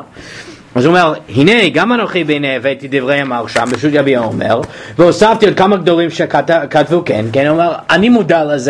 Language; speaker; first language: Hebrew; non-native, fluent; English